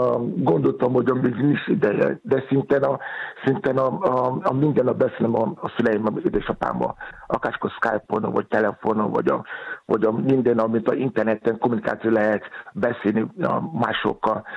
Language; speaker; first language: Hungarian; non-native, learner; Yoruba